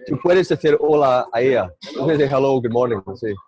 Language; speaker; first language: Spanish; non-native, learner; English